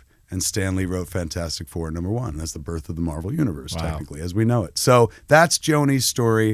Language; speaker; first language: English; native; English